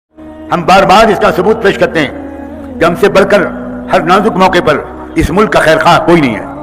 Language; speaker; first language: Urdu; native; Urdu